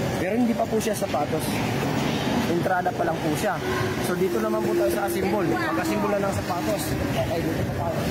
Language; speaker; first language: Filipino; native; Filipino